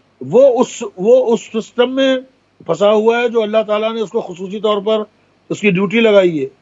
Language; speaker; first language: Urdu; native; Urdu